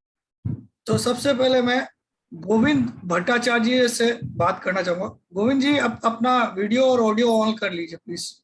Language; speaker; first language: Hindi; native; Hindi